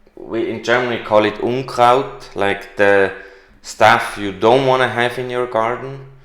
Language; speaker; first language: English; non-native, fluent; German